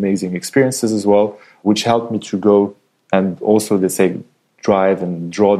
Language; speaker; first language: English; non-native, fluent; French